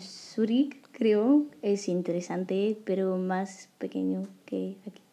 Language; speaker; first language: Spanish; non-native, learner; French